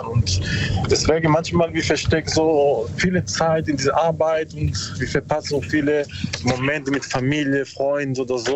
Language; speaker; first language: German; non-native, learner; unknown